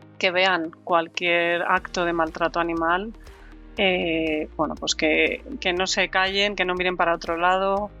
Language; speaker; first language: Spanish; native; Spanish